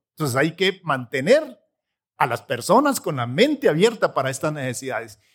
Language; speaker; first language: Spanish; native; Spanish